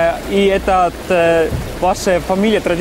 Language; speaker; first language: Russian; non-native, learner; Estonian